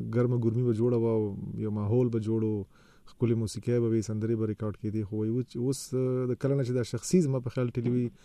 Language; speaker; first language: Pashto; native; Pashto